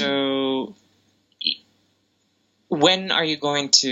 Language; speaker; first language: English; non-native, local second language; Filipino